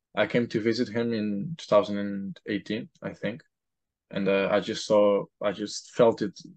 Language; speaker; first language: English; non-native, fluent; Portuguese